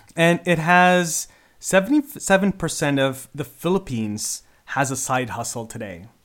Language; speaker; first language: English; early bilingual, other home language; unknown